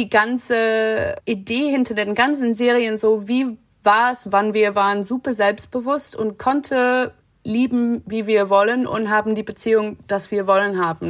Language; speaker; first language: German; non-native, fluent; English